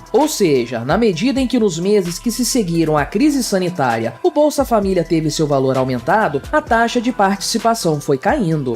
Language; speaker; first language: Portuguese; native; Portuguese